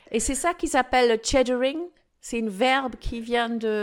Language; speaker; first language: French; non-native, fluent; English